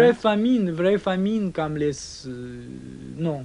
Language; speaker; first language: French; non-native, fluent; Russian